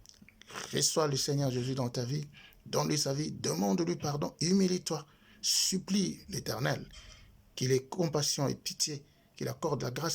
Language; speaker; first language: French; non-native, local second language; Lingala